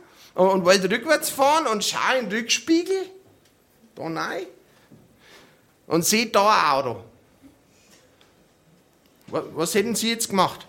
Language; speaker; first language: German; native; German